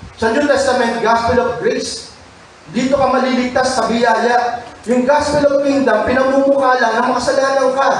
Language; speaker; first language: Filipino; native; Filipino